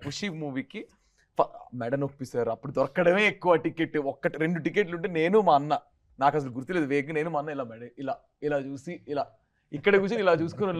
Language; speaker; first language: Telugu; native; Telugu